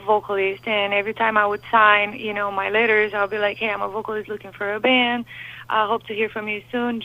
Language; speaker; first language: English; non-native, fluent; Romanian